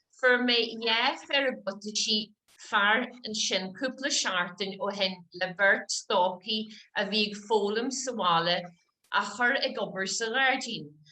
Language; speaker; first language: Irish; native; Irish